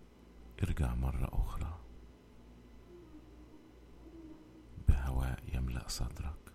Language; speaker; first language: Arabic; native; Arabic